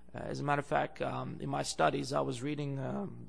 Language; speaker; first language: English; non-native, fluent; Bulgarian